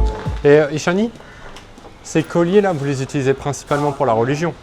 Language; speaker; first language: French; native; French